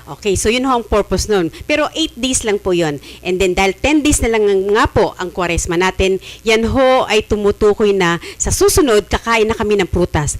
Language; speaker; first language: Filipino; native; Filipino